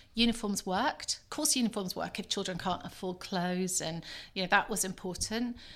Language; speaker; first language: English; native; English